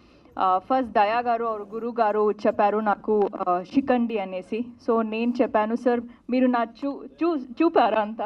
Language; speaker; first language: Telugu; non-native, learner; Kannada